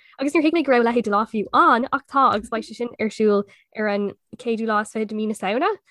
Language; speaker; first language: Irish; non-native, local second language; English